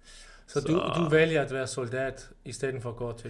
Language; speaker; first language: Danish; non-native, fluent; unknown